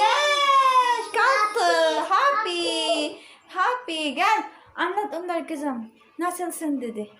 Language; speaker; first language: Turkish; non-native, learner; Filipino